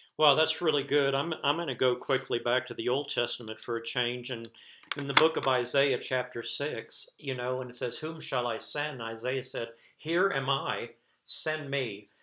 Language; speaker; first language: English; native; English